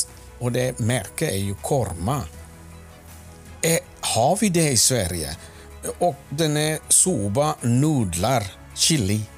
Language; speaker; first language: Swedish; non-native, fluent; Afrikaans